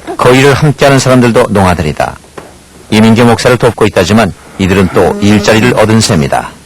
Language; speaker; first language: Korean; native; Korean